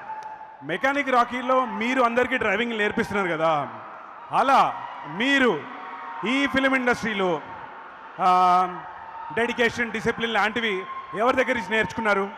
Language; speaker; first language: Telugu; native; Telugu